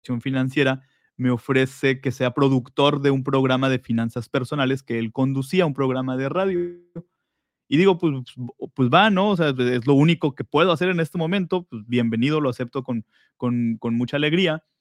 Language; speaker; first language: Spanish; native; Spanish